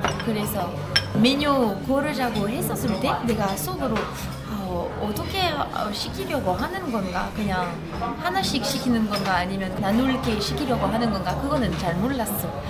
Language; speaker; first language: Korean; non-native, fluent; French